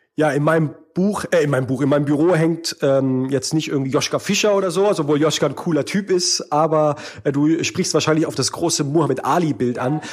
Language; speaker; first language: German; native; German